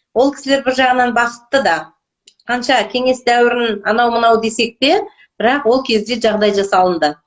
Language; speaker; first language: Kazakh; native; Kazakh